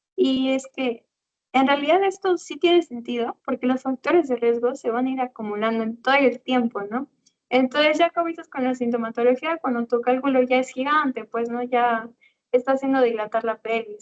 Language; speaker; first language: Spanish; native; Spanish